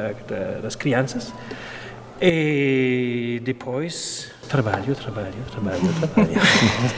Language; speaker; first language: Portuguese; non-native, learner; German